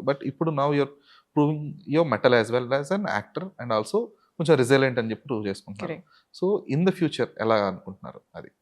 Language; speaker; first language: Telugu; native; Telugu